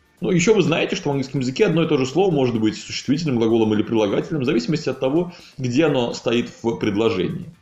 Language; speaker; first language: Russian; native; Russian